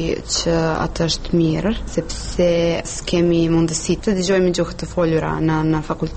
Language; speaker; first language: Albanian; non-native, learner; Serbian